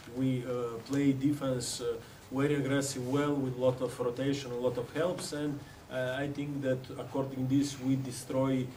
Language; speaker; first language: English; non-native, fluent; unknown